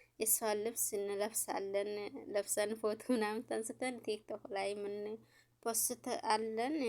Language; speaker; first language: Amharic; native; Amharic